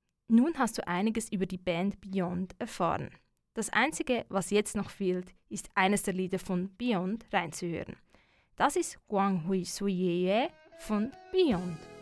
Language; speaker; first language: German; native; German